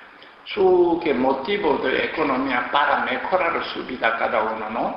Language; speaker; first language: Spanish; non-native, learner; Korean